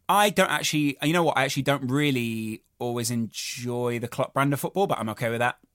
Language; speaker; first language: English; native; English